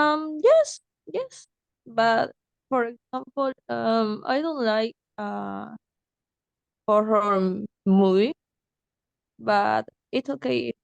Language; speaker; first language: English; non-native, learner; Spanish